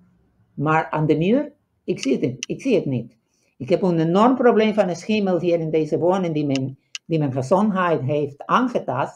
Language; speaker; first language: Dutch; non-native, fluent; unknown